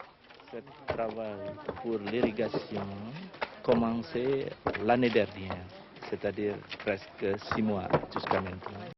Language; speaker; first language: French; non-native, learner; Indonesian